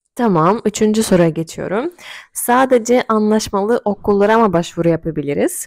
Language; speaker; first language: Turkish; non-native, fluent; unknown